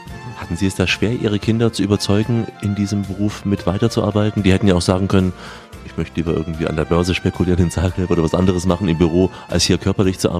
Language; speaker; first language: German; native; German